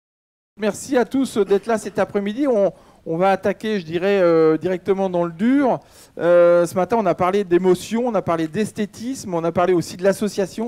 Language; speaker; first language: French; native; French